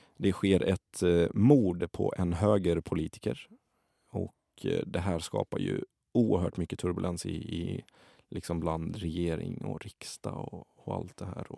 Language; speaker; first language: Swedish; early bilingual, other home language; Arabic